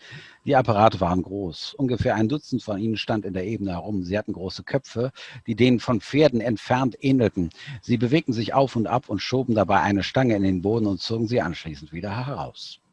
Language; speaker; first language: German; native; German